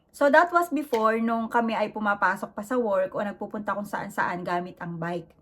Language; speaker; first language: Filipino; native; Filipino